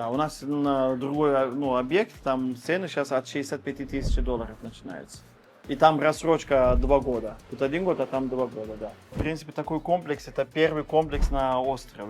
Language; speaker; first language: Russian; non-native, fluent; Turkish